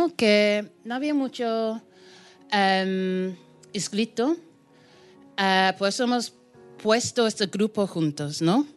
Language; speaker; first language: Spanish; non-native, fluent; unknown